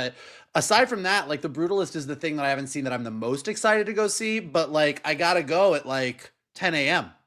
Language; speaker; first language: English; native; English